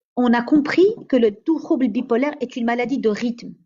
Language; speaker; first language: French; non-native, local second language; Arabic